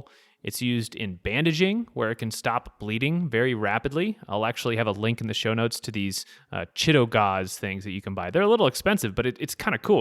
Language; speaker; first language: English; native; English